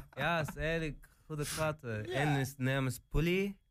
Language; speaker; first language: Dutch; non-native, learner; Persian